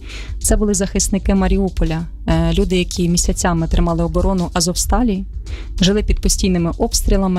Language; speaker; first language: Ukrainian; native; Ukrainian